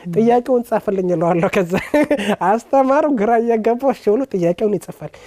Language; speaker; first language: Amharic; native; Amharic